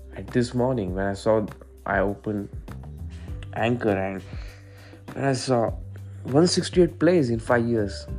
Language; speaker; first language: English; non-native, local second language; Marathi